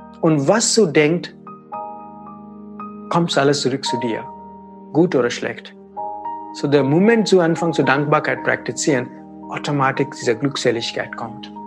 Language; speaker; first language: German; non-native, fluent; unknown